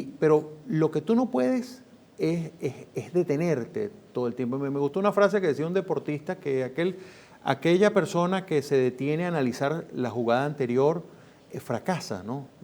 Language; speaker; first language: Spanish; native; Spanish